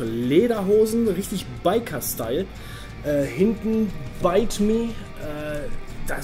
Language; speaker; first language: German; native; German